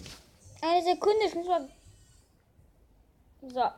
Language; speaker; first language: German; early bilingual, other home language; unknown